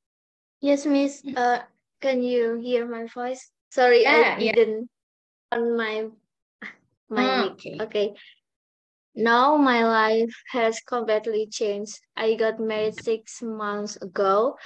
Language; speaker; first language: English; non-native, learner; Indonesian